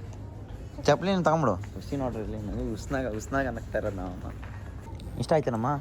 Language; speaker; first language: Kannada; native; Kannada